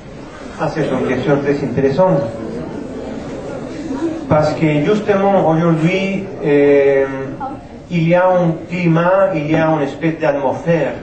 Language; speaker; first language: French; non-native, fluent; Spanish